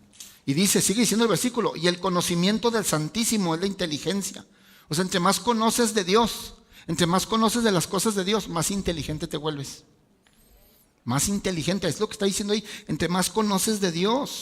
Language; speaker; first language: Spanish; native; Spanish